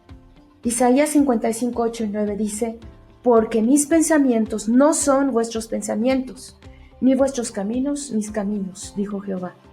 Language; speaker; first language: Spanish; native; Spanish